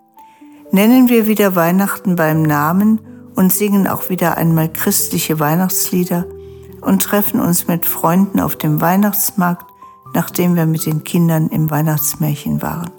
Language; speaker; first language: German; native; German